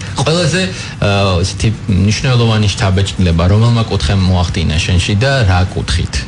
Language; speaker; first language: Georgian; native; Georgian